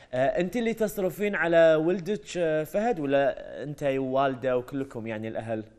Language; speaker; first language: Arabic; native; Arabic